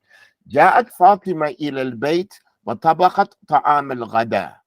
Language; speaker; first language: Arabic; non-native, fluent; English